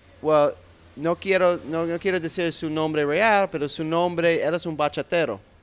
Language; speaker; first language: Spanish; non-native, learner; English